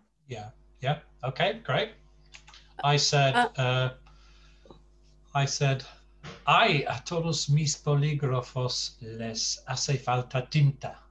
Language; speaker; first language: Spanish; non-native, fluent; English